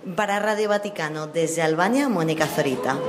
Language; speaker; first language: Spanish; native; Spanish